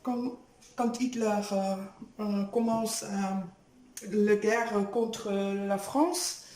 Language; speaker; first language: French; non-native, fluent; Dutch